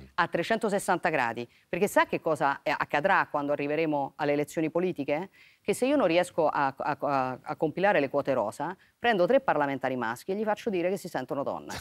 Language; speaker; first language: Italian; native; Italian